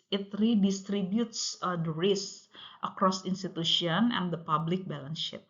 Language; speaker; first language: English; non-native, local second language; Indonesian